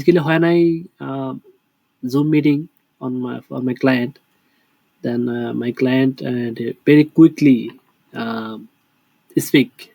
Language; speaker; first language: English; non-native, learner; Bangla